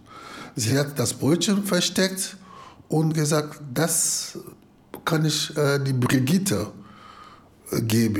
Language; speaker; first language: German; non-native, fluent; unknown